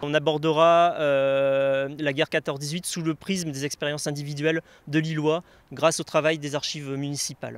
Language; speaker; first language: French; native; French